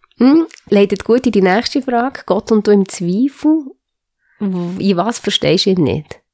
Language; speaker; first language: German; native; German